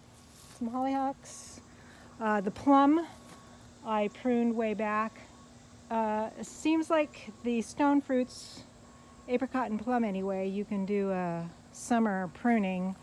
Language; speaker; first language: English; native; English